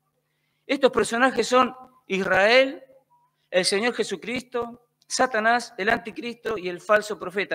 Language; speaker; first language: Spanish; native; Spanish